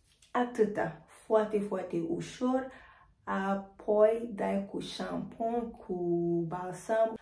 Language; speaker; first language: Romanian; non-native, fluent; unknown